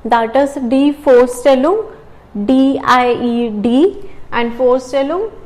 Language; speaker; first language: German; non-native, learner; Hindi